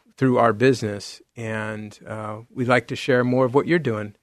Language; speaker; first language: English; native; English